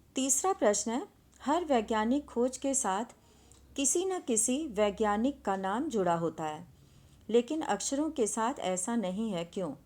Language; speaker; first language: Hindi; native; Hindi